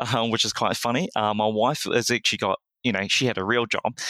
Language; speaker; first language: English; native; English